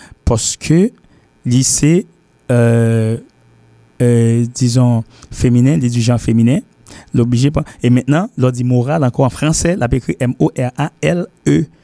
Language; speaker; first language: French; native; French